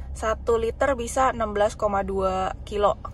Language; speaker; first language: Indonesian; native; Indonesian